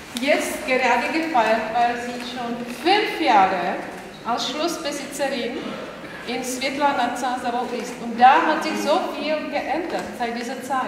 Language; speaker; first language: German; non-native, learner; Czech